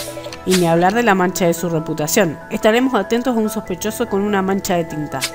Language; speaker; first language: Spanish; native; Spanish